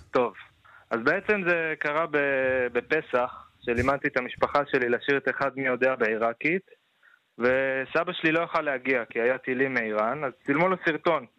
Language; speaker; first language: Hebrew; native; Hebrew